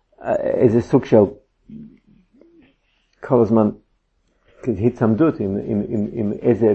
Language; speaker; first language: Hebrew; non-native, fluent; English